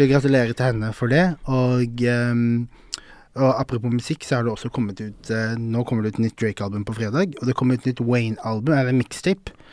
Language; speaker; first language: Norwegian; early bilingual, other home language; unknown